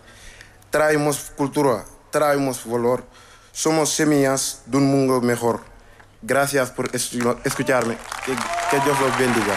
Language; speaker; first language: Spanish; non-native, learner; Wolof